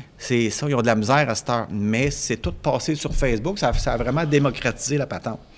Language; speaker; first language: French; native; French